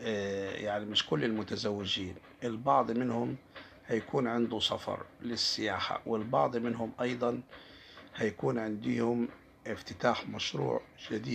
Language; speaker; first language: Arabic; native; Arabic